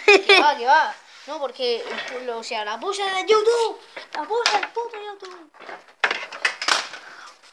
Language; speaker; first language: Spanish; native; Spanish